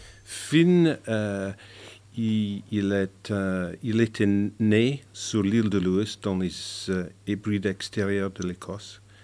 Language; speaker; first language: French; non-native, fluent; English